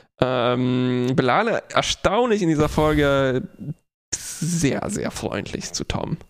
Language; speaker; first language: German; non-native, fluent; Polish